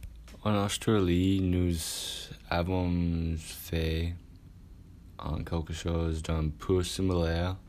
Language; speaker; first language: French; non-native, learner; English